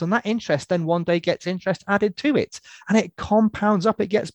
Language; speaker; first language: English; native; English